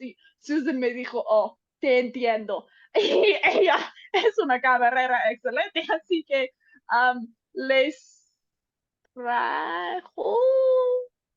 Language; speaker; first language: Spanish; non-native, learner; English